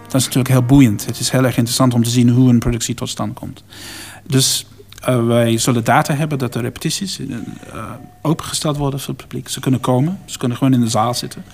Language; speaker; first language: Dutch; non-native, fluent; English